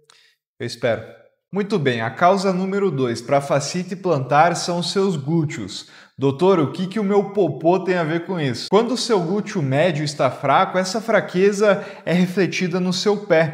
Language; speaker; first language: Portuguese; native; Portuguese